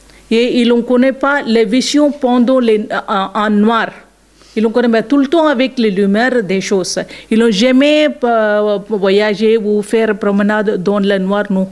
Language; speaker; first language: French; non-native, learner; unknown